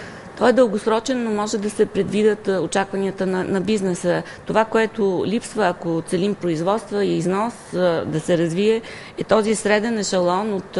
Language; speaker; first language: Bulgarian; native; Bulgarian